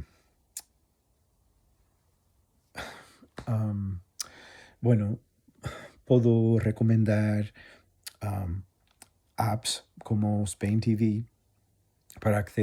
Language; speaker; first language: Galician; non-native, fluent; English